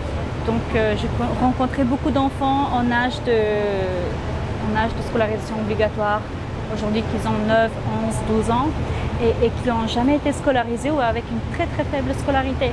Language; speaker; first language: French; non-native, fluent; Romanian